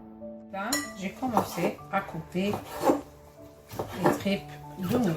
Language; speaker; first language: French; non-native, local second language; Arabic